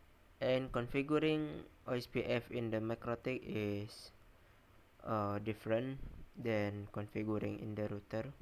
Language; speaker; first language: English; non-native, learner; Indonesian